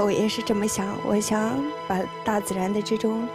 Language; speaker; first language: Chinese; non-native, local second language; Mongolian